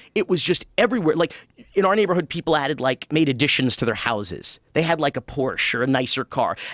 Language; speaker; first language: English; native; English